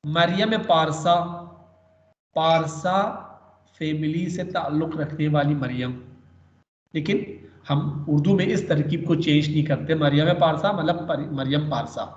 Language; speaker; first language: Urdu; native; Urdu